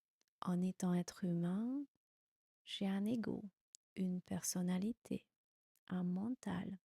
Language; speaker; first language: French; non-native, fluent; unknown